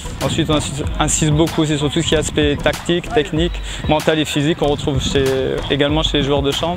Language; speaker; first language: French; native; French